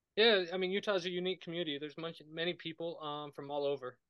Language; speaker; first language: Spanish; non-native, learner; English